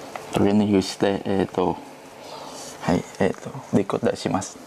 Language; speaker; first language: Japanese; non-native, learner; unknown